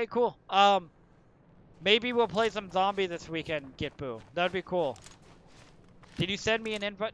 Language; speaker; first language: English; native; English